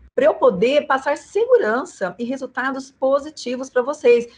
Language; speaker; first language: Portuguese; native; Portuguese